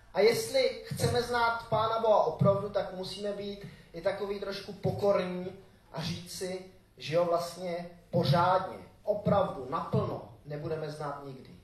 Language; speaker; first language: Czech; native; Czech